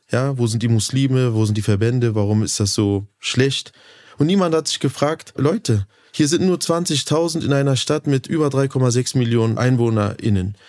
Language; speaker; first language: German; early bilingual, other home language; Turkish